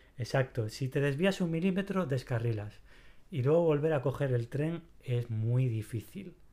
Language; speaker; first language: Spanish; native; Spanish